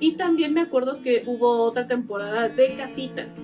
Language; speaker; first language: Spanish; native; Spanish